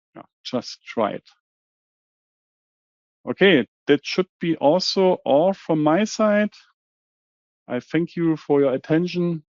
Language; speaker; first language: English; non-native, fluent; German